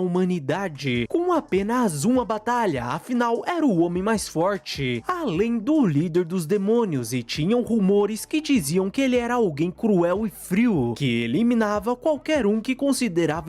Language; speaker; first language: Portuguese; native; Portuguese